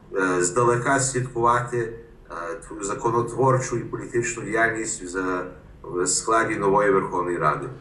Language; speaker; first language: Ukrainian; early bilingual, heritage; Ukrainian